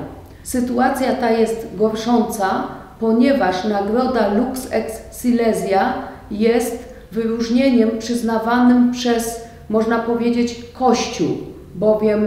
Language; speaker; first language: Polish; native; Polish